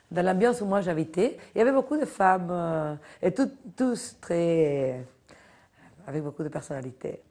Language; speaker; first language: French; non-native, fluent; Spanish